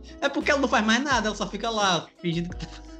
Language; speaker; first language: Portuguese; native; Portuguese